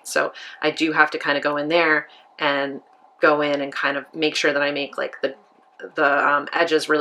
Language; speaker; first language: English; native; English